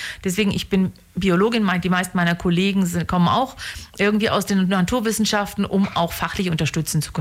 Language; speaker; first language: German; native; German